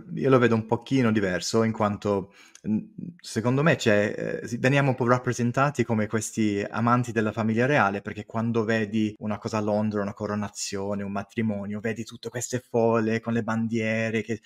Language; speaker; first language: Italian; non-native, fluent; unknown